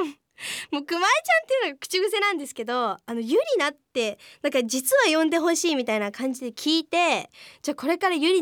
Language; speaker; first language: Japanese; native; Japanese